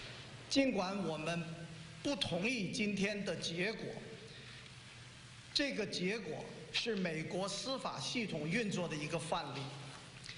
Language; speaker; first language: Chinese; native; Chinese